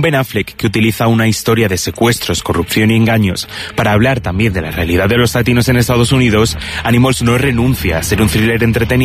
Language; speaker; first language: Spanish; native; Spanish